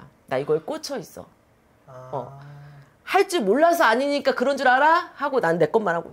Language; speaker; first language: Korean; native; Korean